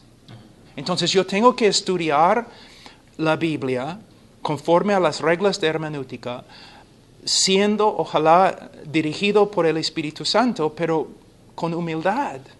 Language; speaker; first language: Spanish; non-native, fluent; English